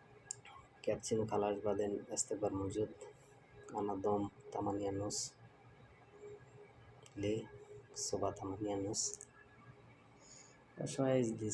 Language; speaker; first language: Arabic; non-native, learner; Bangla